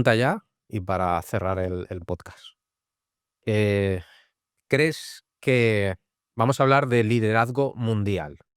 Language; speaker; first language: Spanish; native; Spanish